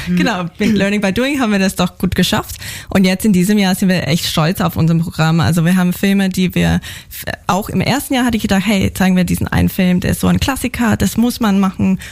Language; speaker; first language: German; non-native, fluent; English